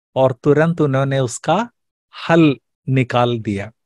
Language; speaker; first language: Hindi; non-native, local second language; Malayalam